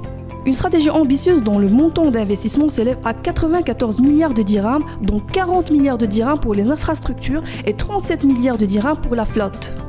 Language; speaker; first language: French; non-native, local second language; Arabic